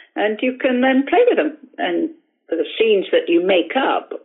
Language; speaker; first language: English; native; English